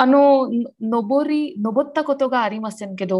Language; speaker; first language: Japanese; non-native, learner; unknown